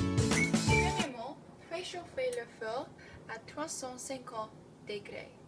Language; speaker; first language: French; non-native, learner; English